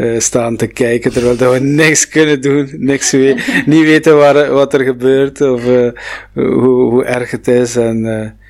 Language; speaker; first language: Dutch; non-native, local second language; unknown